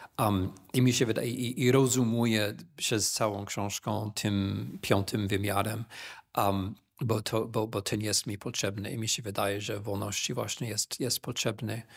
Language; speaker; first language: Polish; non-native, fluent; English